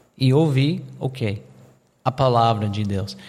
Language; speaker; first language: Portuguese; non-native, fluent; English